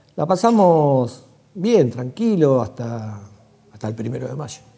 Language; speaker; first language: Spanish; native; Spanish